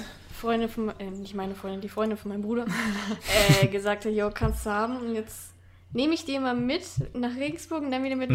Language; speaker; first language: German; native; German